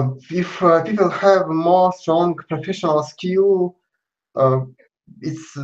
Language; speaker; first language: English; non-native, learner; Russian